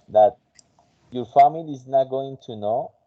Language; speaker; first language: English; non-native, fluent; Spanish